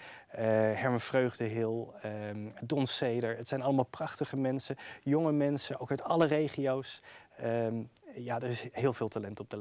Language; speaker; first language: Dutch; native; Dutch